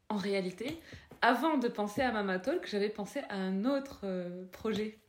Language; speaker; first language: French; non-native, local second language; Arabic